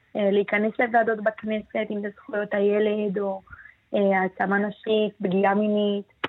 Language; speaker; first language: Hebrew; native; Hebrew